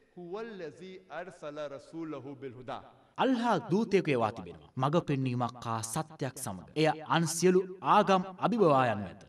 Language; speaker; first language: Sinhala; non-native, local second language; Tamil